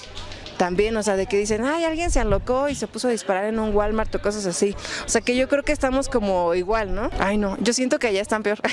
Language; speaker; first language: Spanish; native; Spanish